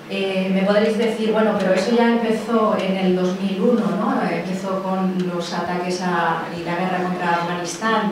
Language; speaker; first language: Spanish; native; Spanish